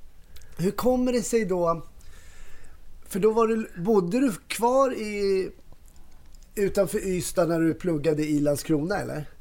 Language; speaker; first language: Swedish; native; Swedish